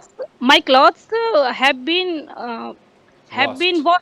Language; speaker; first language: English; non-native, learner; Hindi